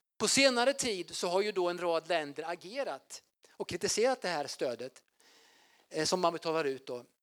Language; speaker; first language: Swedish; native; Swedish